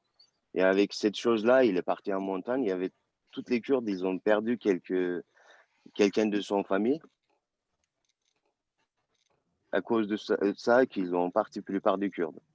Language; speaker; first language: French; non-native, learner; Turkish